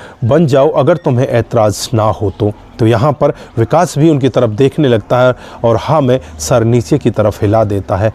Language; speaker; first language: Hindi; native; Hindi